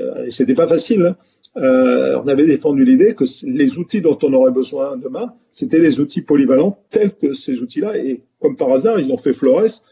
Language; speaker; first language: French; native; French